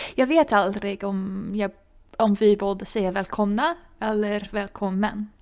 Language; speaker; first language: Swedish; non-native, fluent; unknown